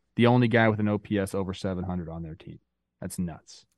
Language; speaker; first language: English; native; English